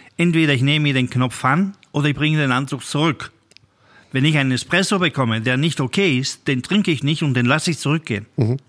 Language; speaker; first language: German; non-native, fluent; Italian